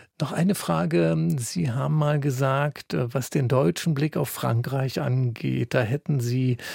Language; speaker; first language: German; native; German